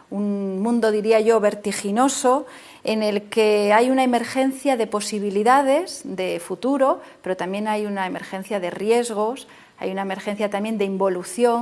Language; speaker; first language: Spanish; native; Spanish